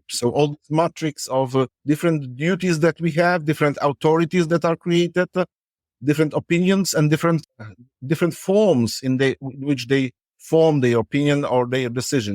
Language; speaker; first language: English; non-native, fluent; Polish